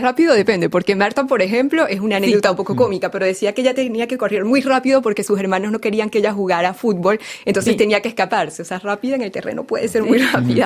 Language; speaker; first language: Spanish; native; Spanish